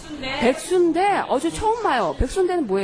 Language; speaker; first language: Korean; native; Korean